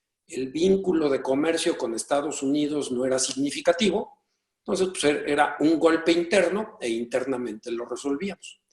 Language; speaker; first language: Spanish; native; Spanish